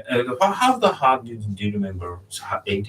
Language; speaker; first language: English; non-native, learner; Japanese